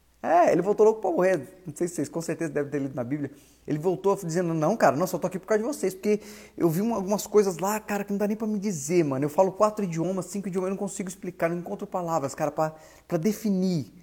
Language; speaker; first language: Portuguese; native; Portuguese